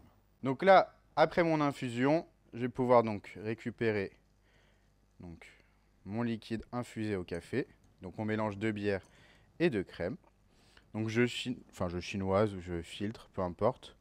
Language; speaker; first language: French; native; French